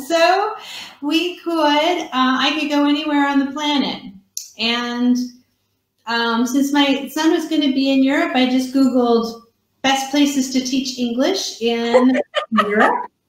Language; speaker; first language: English; native; English